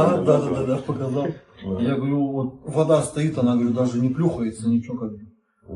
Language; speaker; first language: Russian; native; Russian